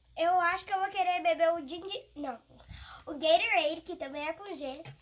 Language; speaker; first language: Portuguese; early bilingual, heritage; Portuguese